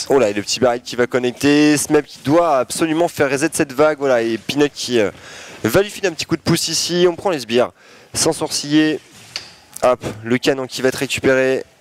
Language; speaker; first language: French; native; French